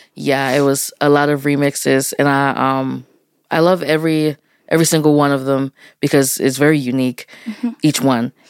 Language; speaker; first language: English; early bilingual, other home language; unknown